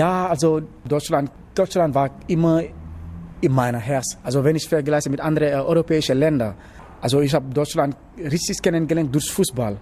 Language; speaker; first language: German; non-native, learner; Wolof